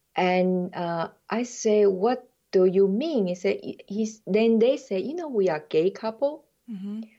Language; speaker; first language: English; non-native, fluent; Chinese